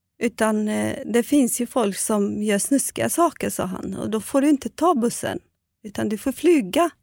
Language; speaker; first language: Swedish; non-native, fluent; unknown